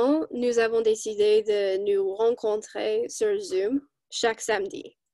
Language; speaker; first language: French; non-native, learner; English